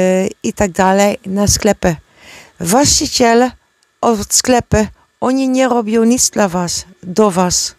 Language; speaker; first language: Polish; non-native, learner; Dutch